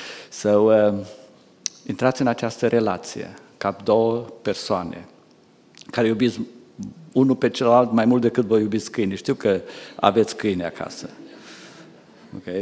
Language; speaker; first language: Romanian; native; Romanian